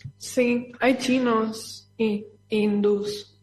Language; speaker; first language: Spanish; early bilingual, heritage; Spanish